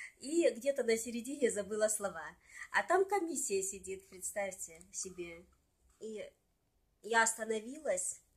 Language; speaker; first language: Russian; non-native, local second language; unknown